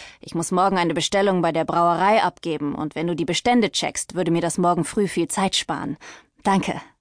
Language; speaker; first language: German; native; German